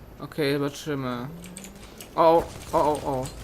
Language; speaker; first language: Polish; native; Polish